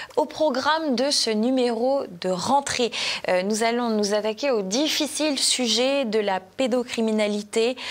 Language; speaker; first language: French; native; French